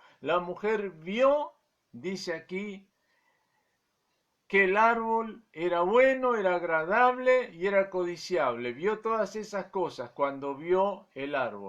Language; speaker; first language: Spanish; native; Spanish